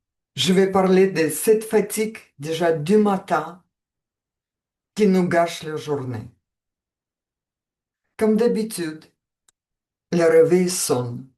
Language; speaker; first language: French; non-native, fluent; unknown